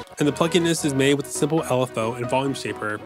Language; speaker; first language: English; native; English